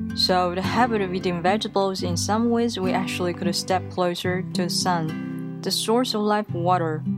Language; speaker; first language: English; non-native, fluent; Chinese